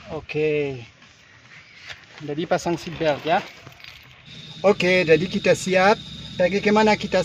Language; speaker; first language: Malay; non-native, fluent; French